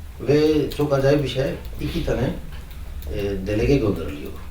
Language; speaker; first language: Turkish; non-native, fluent; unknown